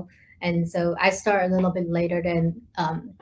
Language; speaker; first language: English; non-native, fluent; Chinese